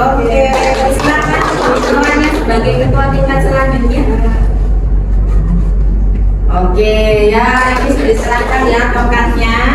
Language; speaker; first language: Indonesian; native; Indonesian